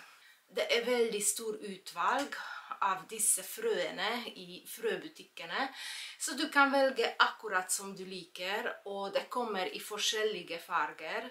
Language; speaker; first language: Norwegian; non-native, fluent; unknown